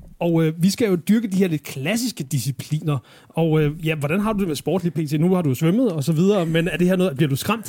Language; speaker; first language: Danish; native; Danish